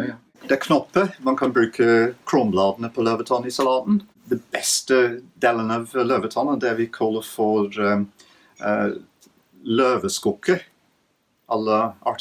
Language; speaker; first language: Norwegian; non-native, fluent; English